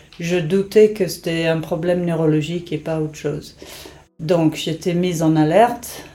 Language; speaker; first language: French; non-native, fluent; English